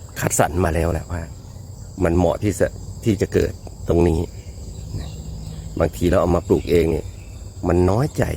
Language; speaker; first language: Thai; native; Thai